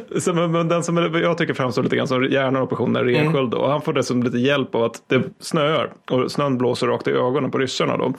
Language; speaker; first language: Swedish; native; Swedish